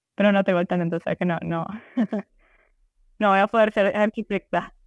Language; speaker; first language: Spanish; early bilingual, heritage; Spanish